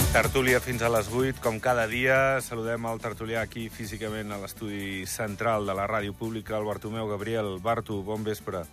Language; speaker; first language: Catalan; native; Catalan